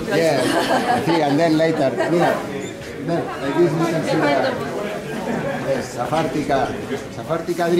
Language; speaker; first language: English; non-native, learner; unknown